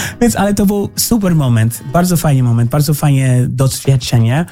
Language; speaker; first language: Polish; non-native, learner; English